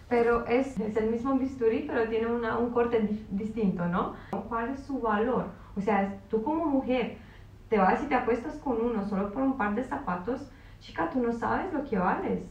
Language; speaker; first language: Spanish; non-native, fluent; Romanian